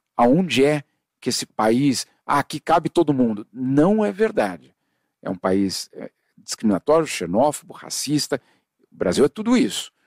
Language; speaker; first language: Portuguese; native; Portuguese